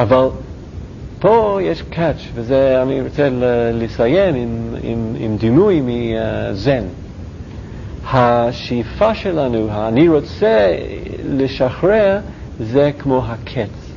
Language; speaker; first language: Hebrew; non-native, learner; English